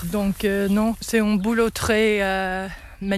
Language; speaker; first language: French; non-native, learner; English